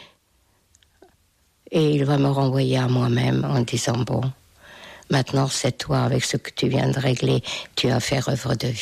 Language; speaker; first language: French; non-native, fluent; Hungarian